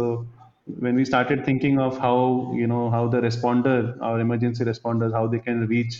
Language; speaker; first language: English; non-native, local second language; Bangla